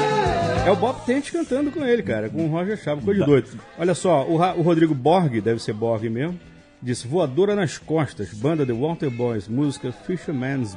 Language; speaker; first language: Portuguese; native; Portuguese